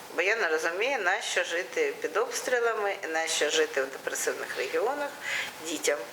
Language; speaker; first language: Ukrainian; non-native, local second language; Russian